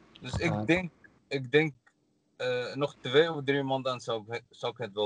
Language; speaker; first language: Dutch; non-native, learner; Arabic